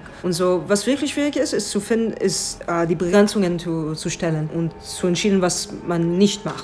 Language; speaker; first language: German; non-native, fluent; Hebrew